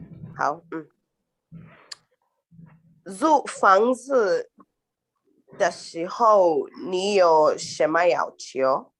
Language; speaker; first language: Chinese; non-native, learner; Swahili